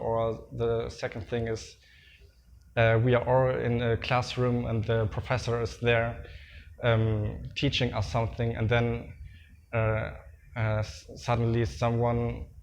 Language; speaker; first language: English; non-native, fluent; German